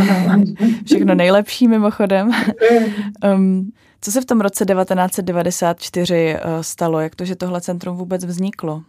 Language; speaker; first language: Czech; native; Czech